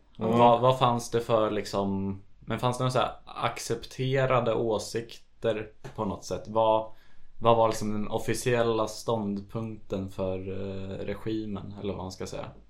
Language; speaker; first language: Swedish; native; Swedish